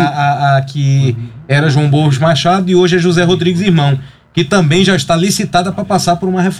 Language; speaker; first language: Portuguese; native; Portuguese